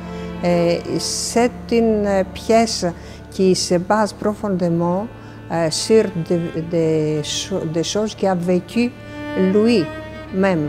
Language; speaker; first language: French; non-native, fluent; Greek